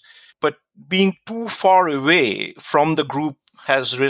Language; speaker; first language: English; non-native, local second language; Bangla